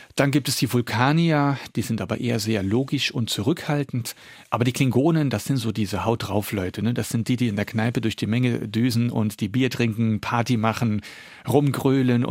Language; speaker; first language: German; early bilingual, other home language; Dutch